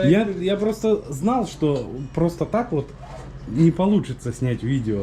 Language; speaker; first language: Russian; native; Russian